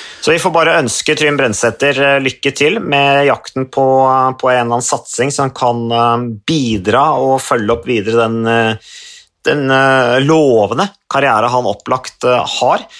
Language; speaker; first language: Norwegian; native; Norwegian